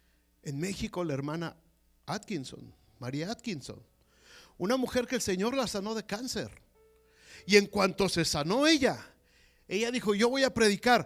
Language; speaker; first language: Spanish; native; Spanish